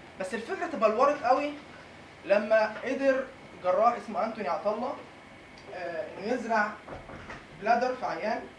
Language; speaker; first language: Arabic; native; Arabic